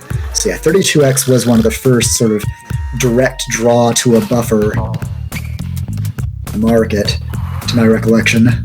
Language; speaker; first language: English; native; English